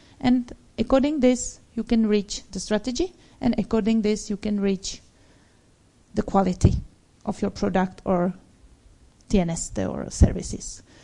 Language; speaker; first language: English; non-native, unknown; Czech